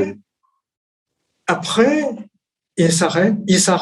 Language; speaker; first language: French; non-native, fluent; Chinese